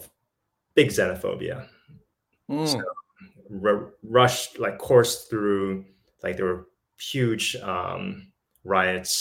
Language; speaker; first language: English; early bilingual, other home language; Chinese